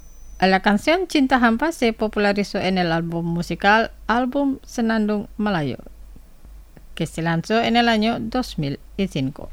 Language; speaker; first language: Spanish; non-native, fluent; Indonesian